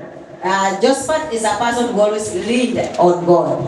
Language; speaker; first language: English; non-native, fluent; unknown